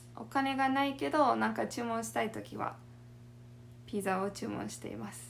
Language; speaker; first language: Japanese; non-native, fluent; English